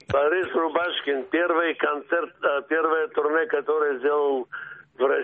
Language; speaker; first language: Russian; early bilingual, heritage; Russian